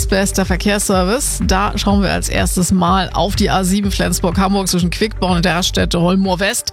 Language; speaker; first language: German; native; German